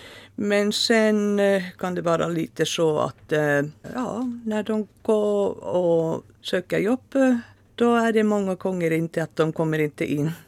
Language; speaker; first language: Swedish; non-native, learner; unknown